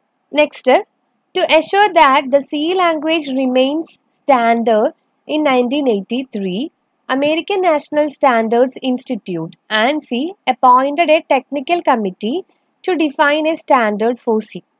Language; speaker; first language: English; non-native, local second language; Malayalam